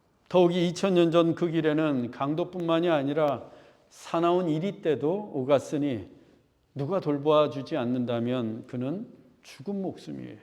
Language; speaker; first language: Korean; native; Korean